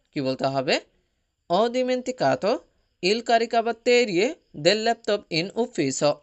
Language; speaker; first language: Italian; non-native, fluent; Bangla